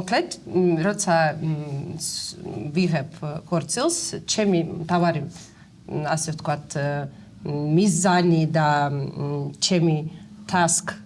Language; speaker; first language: Georgian; native; Georgian